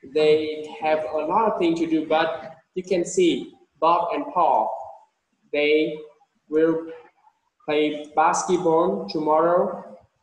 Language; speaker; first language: English; non-native, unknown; Vietnamese